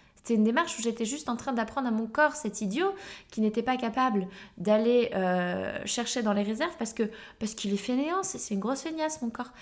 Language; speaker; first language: French; native; French